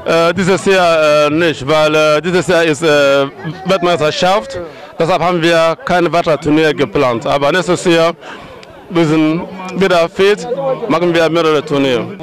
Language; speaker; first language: German; non-native, learner; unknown